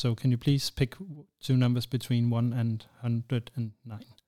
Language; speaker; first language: English; non-native, fluent; Danish